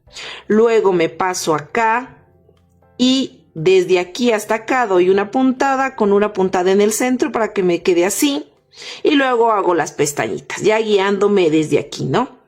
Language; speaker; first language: Spanish; native; Spanish